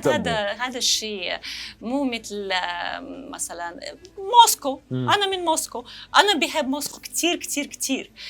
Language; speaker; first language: Arabic; non-native, learner; Russian